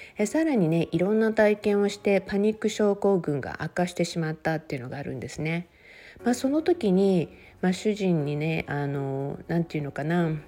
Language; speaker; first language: Japanese; native; Japanese